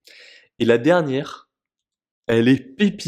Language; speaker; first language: French; native; French